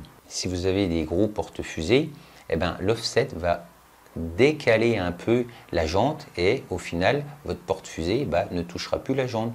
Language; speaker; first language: French; native; French